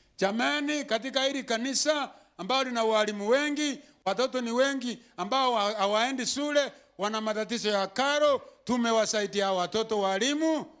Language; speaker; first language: Swahili; non-native, local second language; Gusii